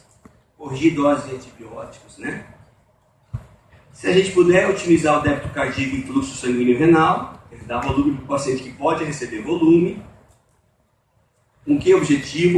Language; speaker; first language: Portuguese; native; Portuguese